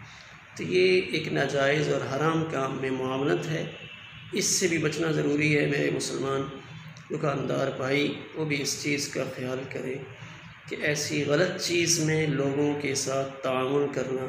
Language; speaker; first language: Urdu; native; Urdu